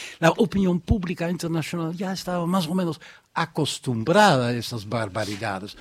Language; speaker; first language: Spanish; non-native, fluent; Dutch